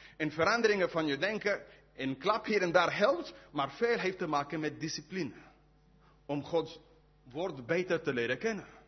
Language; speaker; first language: Dutch; non-native, fluent; English